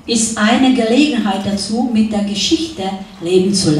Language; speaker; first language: German; non-native, fluent; Czech